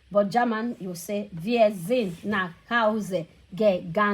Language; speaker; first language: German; non-native, fluent; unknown